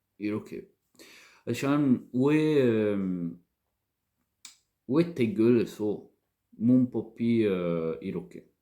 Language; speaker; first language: Korean; non-native, learner; French